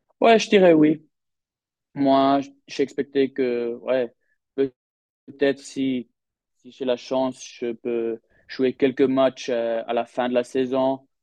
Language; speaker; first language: French; non-native, local second language; German